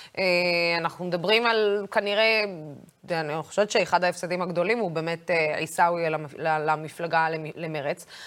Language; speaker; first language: Hebrew; non-native, local second language; Arabic